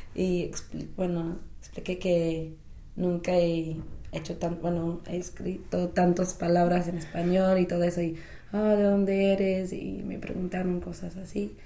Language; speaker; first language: Spanish; non-native, fluent; English